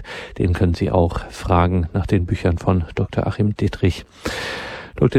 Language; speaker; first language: German; native; German